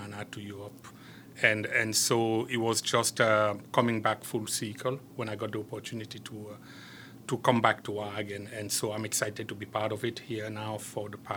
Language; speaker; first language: English; non-native, local second language; French